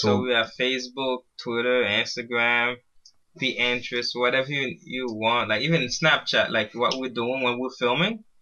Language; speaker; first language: English; early bilingual, other home language; Haitian Creole